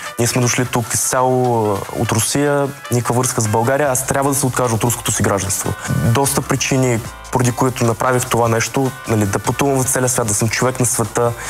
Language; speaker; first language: Bulgarian; early bilingual, other home language; Russian